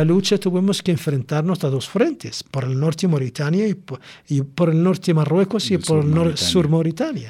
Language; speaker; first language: Spanish; non-native, local second language; Arabic